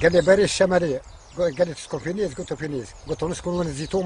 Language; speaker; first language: Arabic; native; Arabic